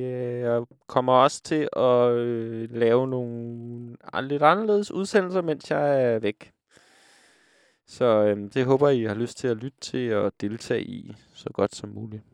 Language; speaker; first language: Danish; native; Danish